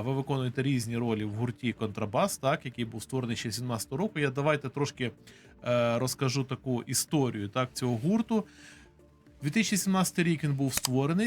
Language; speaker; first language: Ukrainian; native; Ukrainian